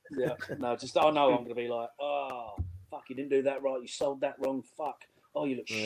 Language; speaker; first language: English; native; English